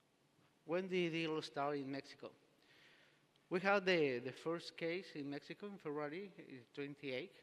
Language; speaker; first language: English; non-native, learner; Spanish